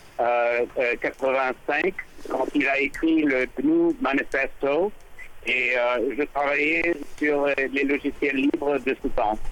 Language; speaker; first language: French; non-native, learner; English